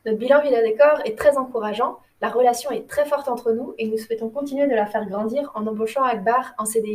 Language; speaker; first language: French; native; French